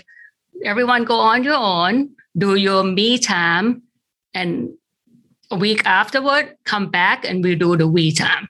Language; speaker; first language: English; non-native, fluent; Thai